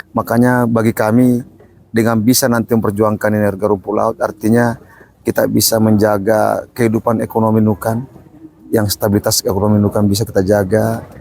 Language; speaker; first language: Indonesian; non-native, local second language; Buginese